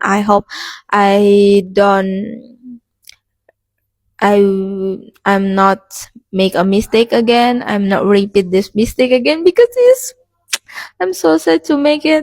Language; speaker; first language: English; non-native, learner; Indonesian